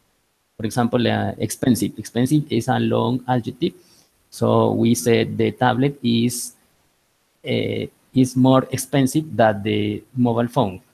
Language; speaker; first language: English; non-native, learner; Spanish